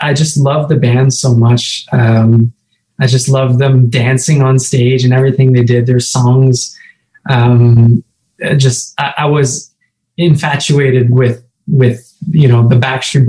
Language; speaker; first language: English; native; English